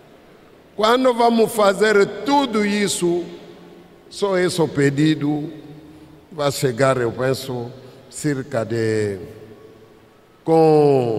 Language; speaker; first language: Portuguese; non-native, fluent; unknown